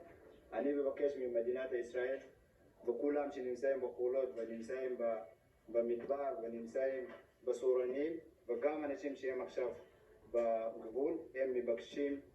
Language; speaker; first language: Hebrew; non-native, fluent; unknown